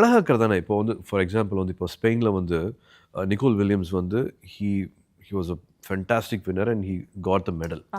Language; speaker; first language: Tamil; native; Tamil